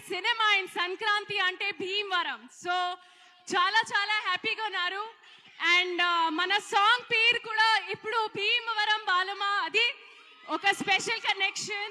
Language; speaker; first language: Telugu; non-native, learner; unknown